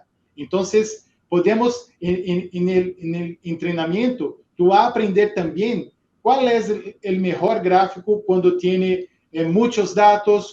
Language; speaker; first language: Spanish; non-native, fluent; Portuguese